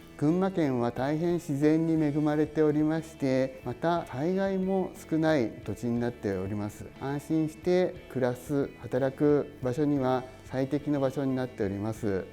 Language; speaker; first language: Japanese; native; Japanese